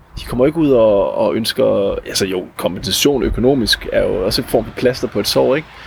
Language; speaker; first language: Danish; native; Danish